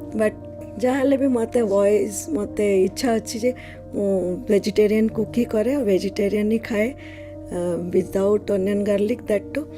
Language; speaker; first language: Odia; non-native, fluent; Hindi